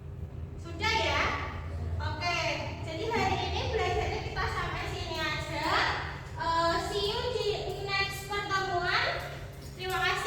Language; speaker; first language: Indonesian; native; Indonesian